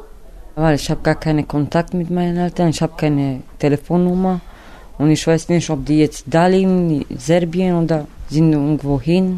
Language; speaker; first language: German; non-native, learner; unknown